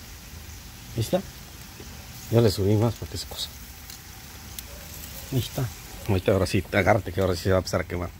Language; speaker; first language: Spanish; native; Spanish